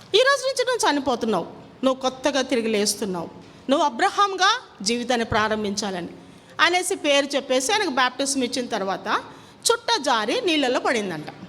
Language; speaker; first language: Telugu; non-native, local second language; Kannada